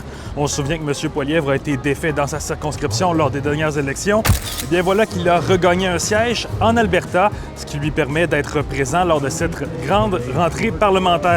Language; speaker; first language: French; native; French